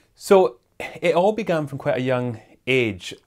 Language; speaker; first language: English; native; English